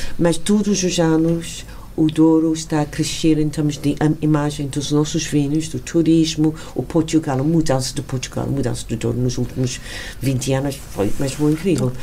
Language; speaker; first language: Portuguese; non-native, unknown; English